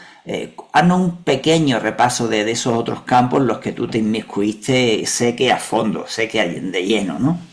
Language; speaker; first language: Spanish; native; Spanish